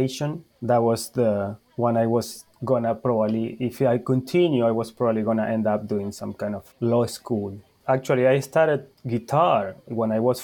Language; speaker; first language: English; non-native, fluent; Spanish